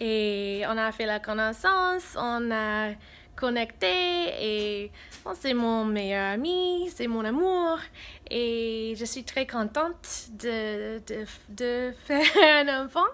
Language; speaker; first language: French; non-native, fluent; English